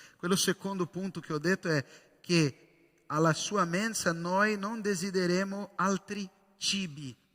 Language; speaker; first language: Italian; non-native, fluent; Portuguese